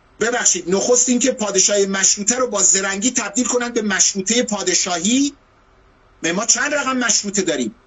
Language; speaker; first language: Persian; non-native, local second language; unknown